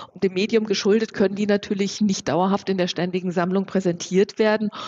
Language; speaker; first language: German; native; German